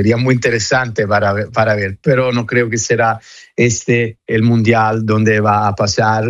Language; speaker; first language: Spanish; non-native, fluent; Italian